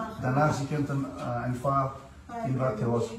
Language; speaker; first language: German; non-native, learner; Malagasy